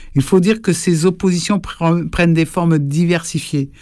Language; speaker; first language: French; native; French